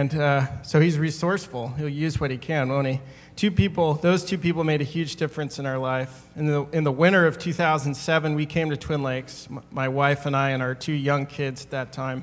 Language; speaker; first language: English; native; English